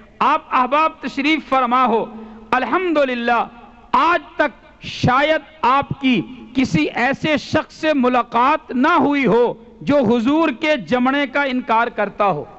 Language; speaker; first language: Urdu; non-native, local second language; Punjabi